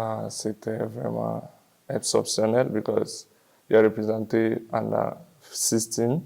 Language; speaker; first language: French; non-native, learner; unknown